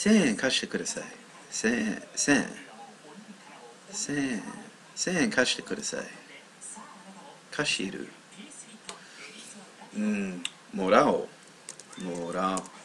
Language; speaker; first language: Japanese; non-native, learner; English